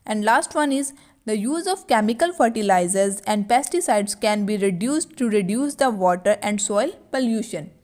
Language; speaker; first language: English; non-native, local second language; Punjabi